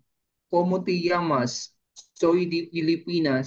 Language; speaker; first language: Spanish; non-native, learner; Filipino